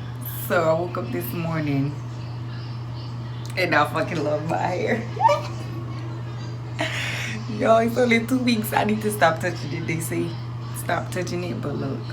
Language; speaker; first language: English; native; English